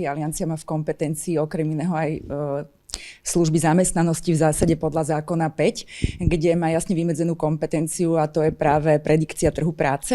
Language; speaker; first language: Slovak; native; Slovak